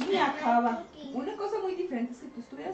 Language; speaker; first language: Spanish; native; Spanish